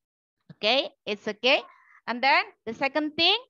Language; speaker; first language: English; non-native, learner; Indonesian